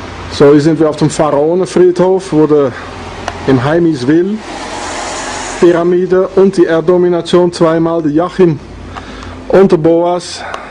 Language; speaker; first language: German; non-native, fluent; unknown